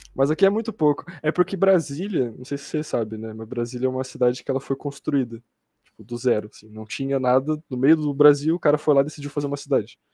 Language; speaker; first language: Portuguese; native; Portuguese